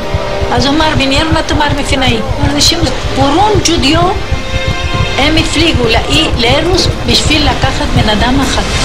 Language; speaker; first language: Hebrew; non-native, fluent; Ladino